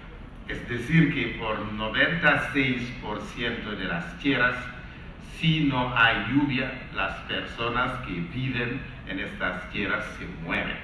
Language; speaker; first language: Spanish; non-native, fluent; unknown